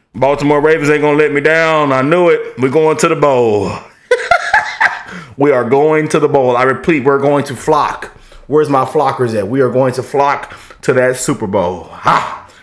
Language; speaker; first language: English; native; English